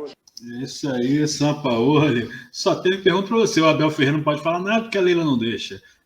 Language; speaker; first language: Portuguese; native; Portuguese